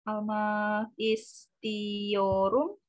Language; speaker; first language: Turkish; non-native, learner; Indonesian